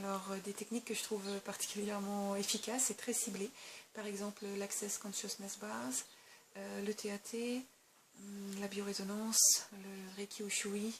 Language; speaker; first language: French; native; French